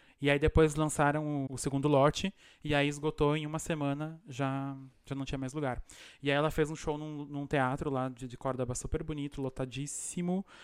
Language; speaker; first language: Portuguese; native; Portuguese